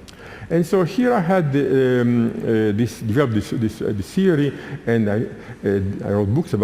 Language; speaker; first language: English; non-native, fluent; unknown